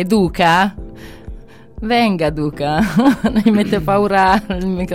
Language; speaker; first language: Italian; native; Italian